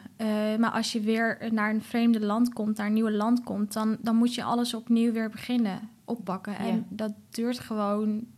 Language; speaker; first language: Dutch; early bilingual, other home language; Arabic